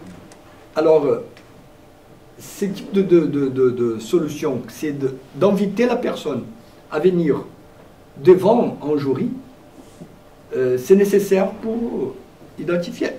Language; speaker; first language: French; non-native, fluent; Portuguese